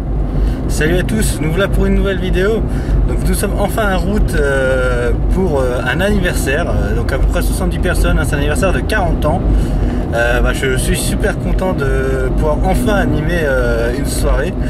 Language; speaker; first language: French; native; French